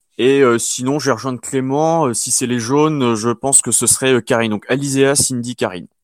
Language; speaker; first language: French; native; French